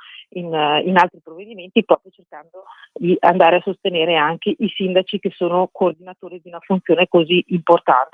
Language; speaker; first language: Italian; native; Italian